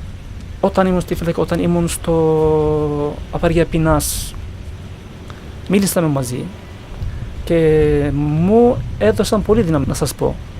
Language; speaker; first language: Greek; non-native, learner; Turkish